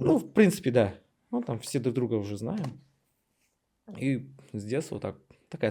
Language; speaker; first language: Russian; native; Russian